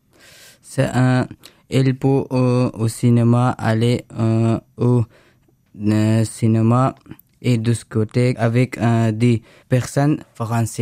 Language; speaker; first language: French; non-native, learner; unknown